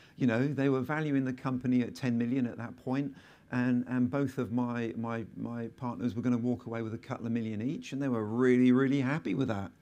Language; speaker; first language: English; native; English